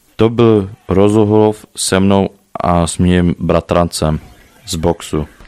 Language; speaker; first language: Czech; early bilingual, heritage; Czech